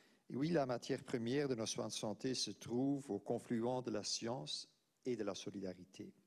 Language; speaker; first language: French; non-native, local second language; Dutch